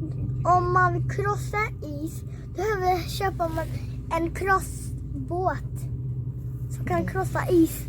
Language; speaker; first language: Swedish; early bilingual, other home language; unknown